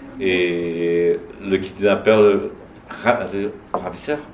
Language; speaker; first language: French; non-native, fluent; Portuguese